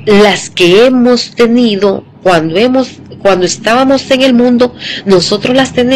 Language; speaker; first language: Spanish; native; Spanish